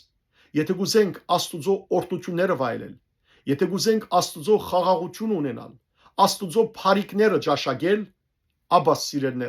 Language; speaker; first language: Armenian; native; Armenian